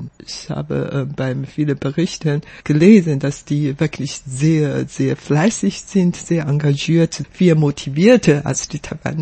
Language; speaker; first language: German; non-native, fluent; Chinese